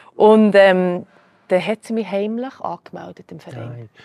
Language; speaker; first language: German; early bilingual, other home language; Croatian